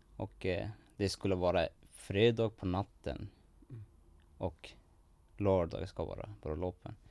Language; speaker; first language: Swedish; non-native, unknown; Persian